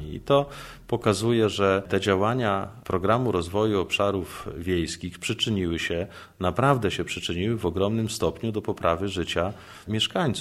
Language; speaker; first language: Polish; native; Polish